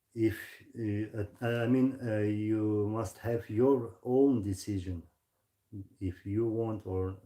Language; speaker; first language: English; non-native, learner; Russian